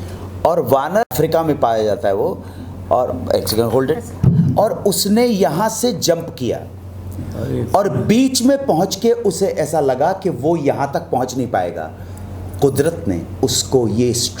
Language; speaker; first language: Hindi; native; Hindi